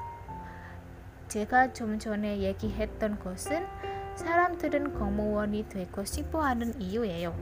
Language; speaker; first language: Korean; non-native, learner; Indonesian